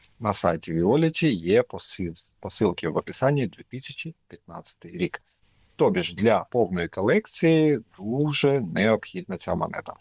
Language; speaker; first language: Ukrainian; non-native, local second language; Russian